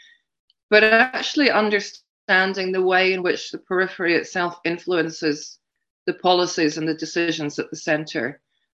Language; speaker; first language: English; native; English